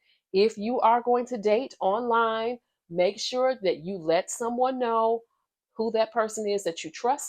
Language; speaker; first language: English; native; English